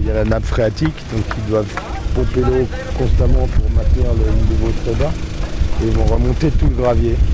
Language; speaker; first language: French; native; French